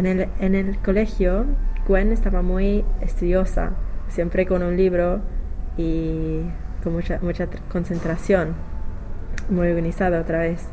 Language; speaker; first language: Spanish; non-native, learner; English